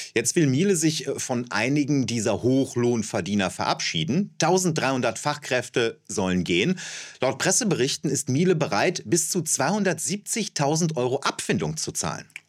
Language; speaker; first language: German; native; German